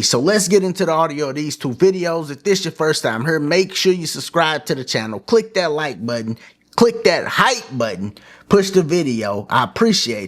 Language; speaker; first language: English; native; English